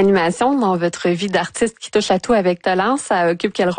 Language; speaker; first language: French; native; French